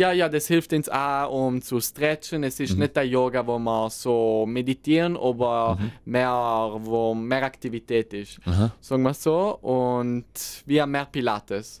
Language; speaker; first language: German; non-native, local second language; Italian